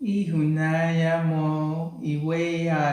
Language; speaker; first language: Igbo; non-native, learner; English